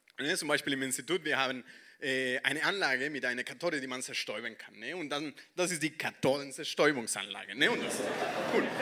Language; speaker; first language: German; non-native, fluent; Spanish